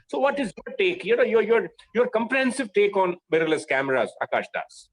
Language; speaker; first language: English; non-native, local second language; Hindi